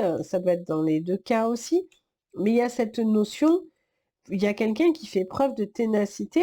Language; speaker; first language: French; native; French